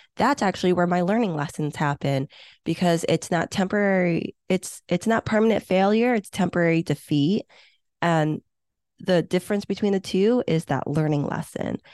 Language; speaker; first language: English; early bilingual, other home language; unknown